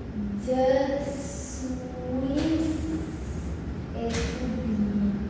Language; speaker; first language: French; non-native, learner; Indonesian